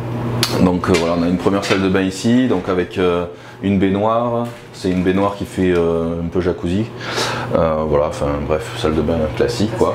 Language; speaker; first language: French; native; French